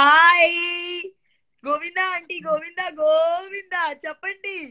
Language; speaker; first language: Telugu; non-native, learner; Gujarati